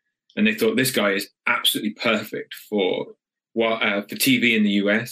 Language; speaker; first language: English; native; English